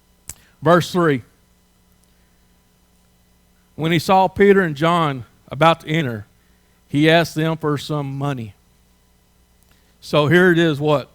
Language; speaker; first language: English; native; English